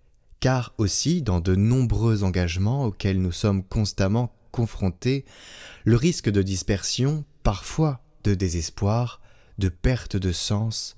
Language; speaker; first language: French; native; French